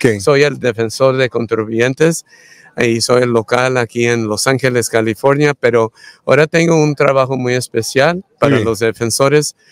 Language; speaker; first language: Spanish; early bilingual, heritage; Spanish